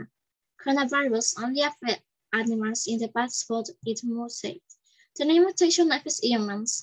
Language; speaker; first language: English; non-native, learner; Spanish